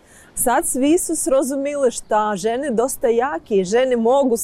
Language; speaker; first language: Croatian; non-native, learner; Ukrainian